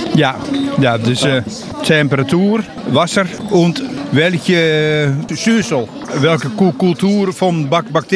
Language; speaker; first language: German; non-native, learner; Dutch